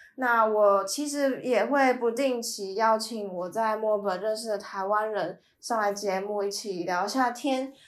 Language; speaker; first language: Chinese; native; Chinese